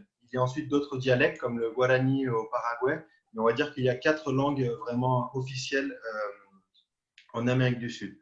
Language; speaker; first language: French; native; French